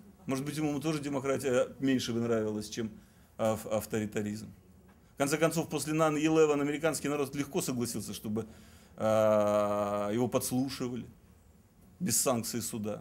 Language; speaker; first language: Russian; native; Russian